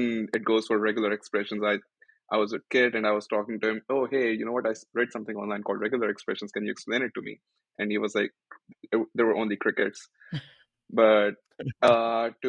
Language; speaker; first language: English; non-native, local second language; Urdu